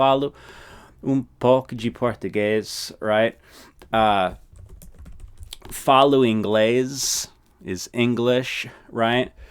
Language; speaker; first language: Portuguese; non-native, fluent; English